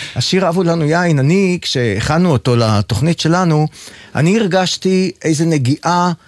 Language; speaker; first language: Hebrew; native; Hebrew